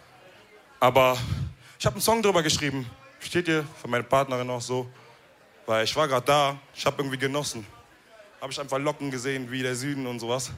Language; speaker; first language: German; early bilingual, other home language; Wolof